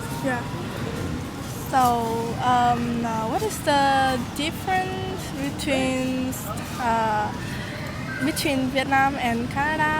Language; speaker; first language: English; non-native, learner; Vietnamese